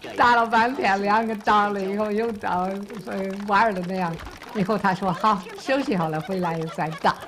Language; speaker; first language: Chinese; non-native, fluent; English